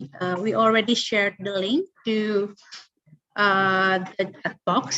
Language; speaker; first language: English; non-native, fluent; Indonesian